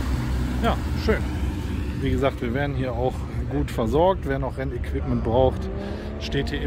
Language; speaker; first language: German; native; German